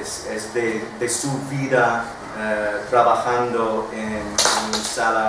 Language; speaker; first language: Spanish; non-native, fluent; English